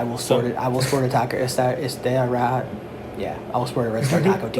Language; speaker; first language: English; native; English